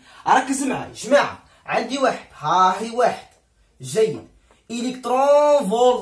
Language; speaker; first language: Arabic; native; Arabic